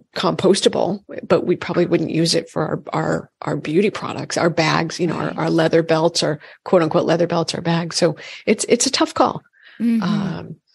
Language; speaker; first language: English; native; English